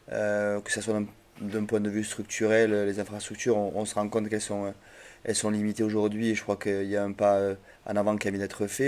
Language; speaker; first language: French; native; French